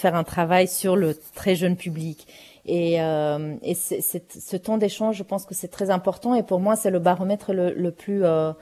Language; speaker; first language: French; non-native, fluent; Romanian